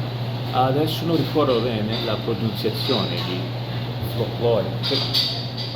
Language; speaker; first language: Italian; non-native, learner; Portuguese